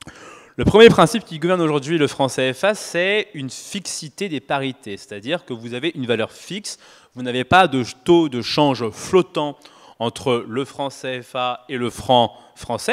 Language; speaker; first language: French; native; French